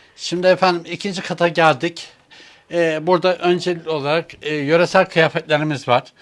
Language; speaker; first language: Turkish; native; Turkish